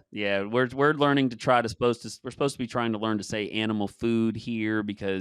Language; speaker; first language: English; native; English